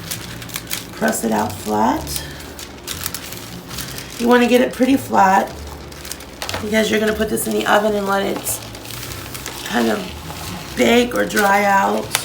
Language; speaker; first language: English; native; English